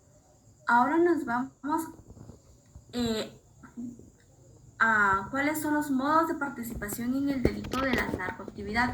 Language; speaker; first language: Spanish; native; Spanish